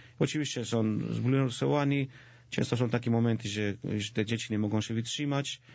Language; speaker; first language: Polish; non-native, fluent; Georgian